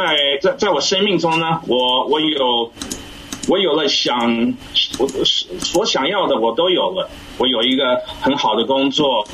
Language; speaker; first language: Chinese; early bilingual, heritage; English